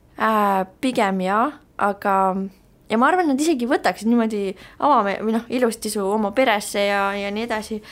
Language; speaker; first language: Estonian; native; Estonian